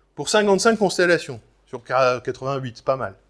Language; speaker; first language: French; native; French